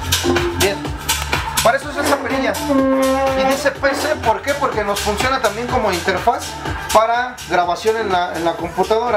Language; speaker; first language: Spanish; native; Spanish